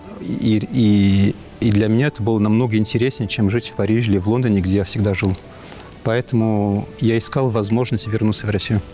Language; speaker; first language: Russian; non-native, fluent; English